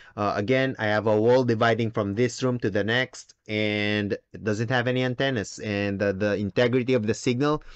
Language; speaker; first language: English; non-native, local second language; Filipino